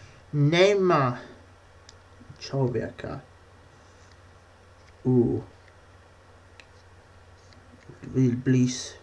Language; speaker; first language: Polish; non-native, learner; English